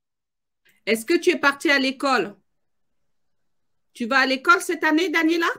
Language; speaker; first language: French; native; French